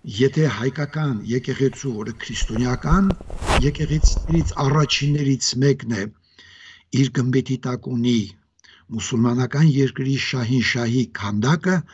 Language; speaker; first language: Armenian; native; Armenian